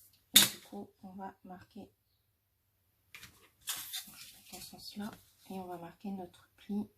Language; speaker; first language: French; native; French